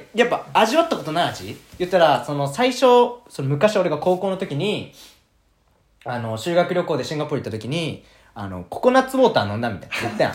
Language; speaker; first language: Japanese; native; Japanese